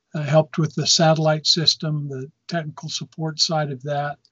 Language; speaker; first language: English; native; English